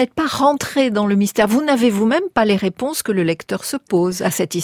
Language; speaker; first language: French; native; French